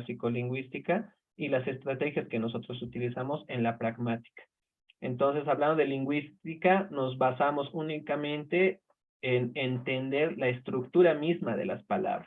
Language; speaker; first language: Spanish; native; Spanish